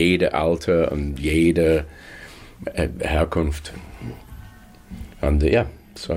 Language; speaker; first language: German; non-native, fluent; English